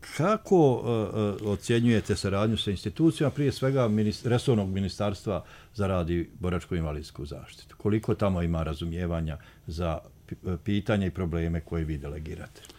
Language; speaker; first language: Bosnian; native; Bosnian